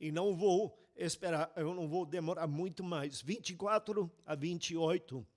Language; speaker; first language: Portuguese; non-native, fluent; English